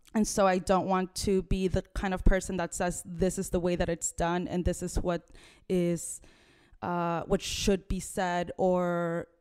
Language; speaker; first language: English; early bilingual, other home language; Spanish